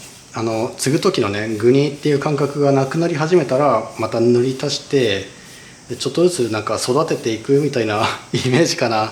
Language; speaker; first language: Japanese; native; Japanese